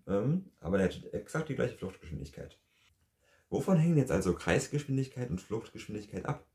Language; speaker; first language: German; native; German